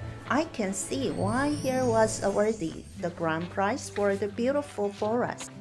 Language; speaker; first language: English; non-native, fluent; Korean